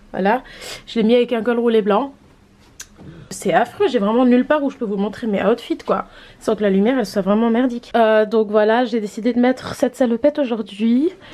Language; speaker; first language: French; native; French